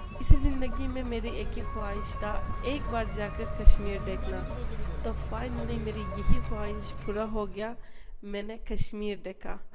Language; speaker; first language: Urdu; non-native, learner; Turkish